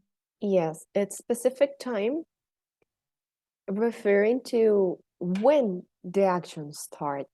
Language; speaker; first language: English; non-native, fluent; Spanish